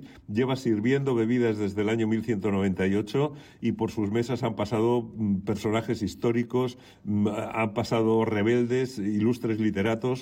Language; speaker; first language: Spanish; native; Spanish